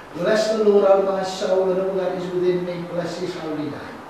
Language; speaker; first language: English; native; English